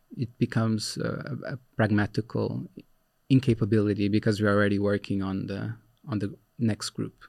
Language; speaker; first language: English; non-native, fluent; Portuguese